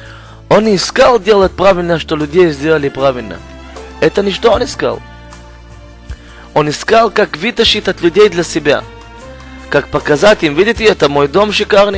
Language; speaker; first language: Russian; non-native, learner; Hebrew